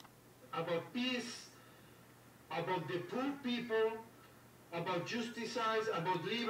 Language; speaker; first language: English; non-native, learner; Spanish